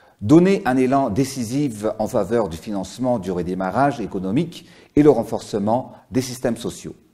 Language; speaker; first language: French; non-native, local second language; Malagasy